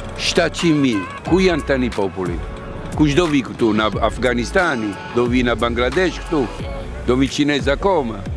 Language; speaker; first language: Albanian; non-native, learner; Italian